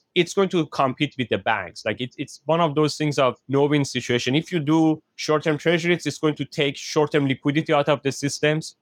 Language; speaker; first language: English; non-native, fluent; Persian